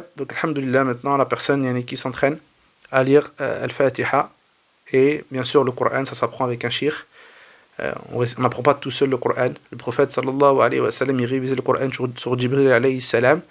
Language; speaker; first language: French; native; French